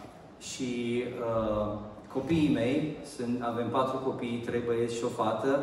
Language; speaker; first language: Romanian; early bilingual, heritage; Romanian